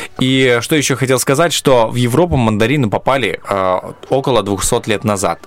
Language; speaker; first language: Russian; non-native, local second language; Romanian